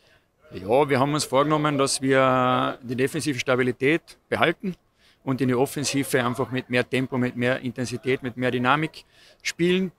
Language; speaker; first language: German; native; German